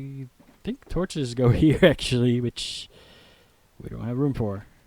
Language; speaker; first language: English; native; English